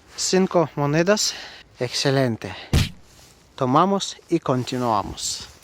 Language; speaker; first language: Spanish; non-native, learner; Russian